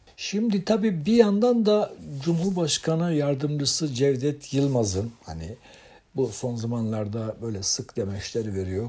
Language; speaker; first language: Turkish; native; Turkish